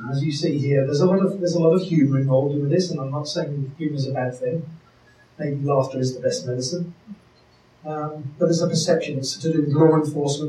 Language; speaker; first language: English; native; English